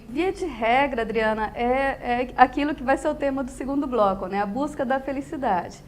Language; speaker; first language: Portuguese; native; Portuguese